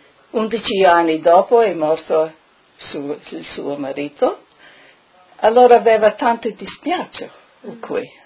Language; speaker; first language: Italian; early bilingual, heritage; Italian